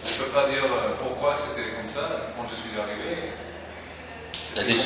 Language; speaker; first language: French; non-native, fluent; English